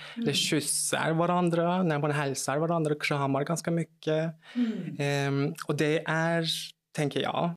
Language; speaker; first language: Swedish; non-native, fluent; Turkish